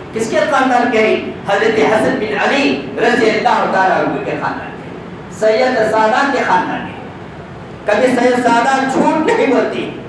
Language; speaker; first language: Urdu; native; Urdu